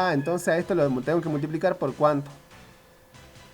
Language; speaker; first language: Spanish; native; Spanish